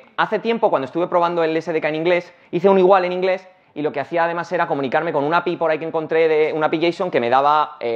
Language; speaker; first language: Spanish; native; Spanish